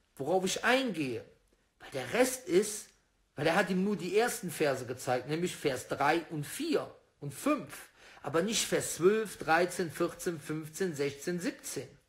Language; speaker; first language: German; native; German